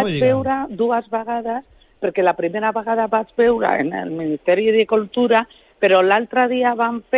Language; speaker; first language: Catalan; non-native, local second language; Spanish